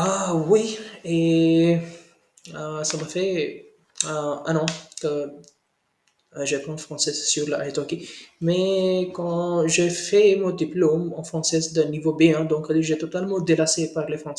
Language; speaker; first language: French; non-native, learner; Hindi